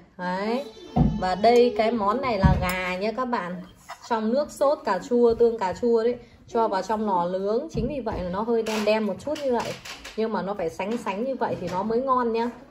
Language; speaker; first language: Vietnamese; native; Vietnamese